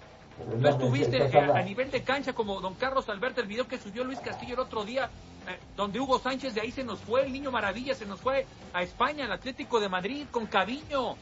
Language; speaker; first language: Spanish; native; Spanish